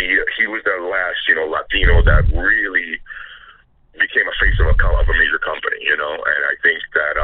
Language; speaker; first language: English; non-native, fluent; Spanish